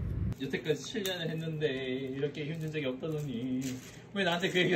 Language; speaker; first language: Korean; native; Korean